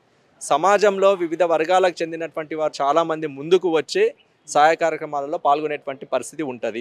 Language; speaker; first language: Telugu; native; Telugu